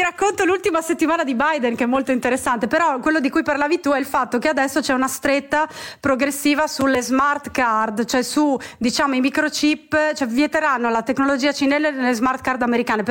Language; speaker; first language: Italian; native; Italian